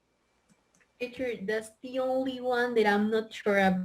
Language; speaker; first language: English; non-native, learner; Spanish